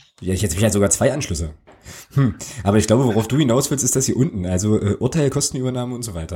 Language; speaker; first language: German; native; German